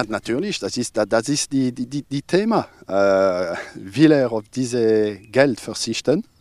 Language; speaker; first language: German; non-native, local second language; French